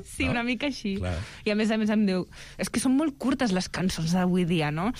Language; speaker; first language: Catalan; early bilingual, other home language; Arabic